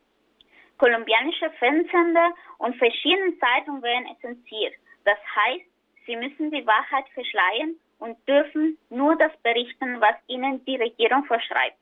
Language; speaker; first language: German; non-native, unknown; Spanish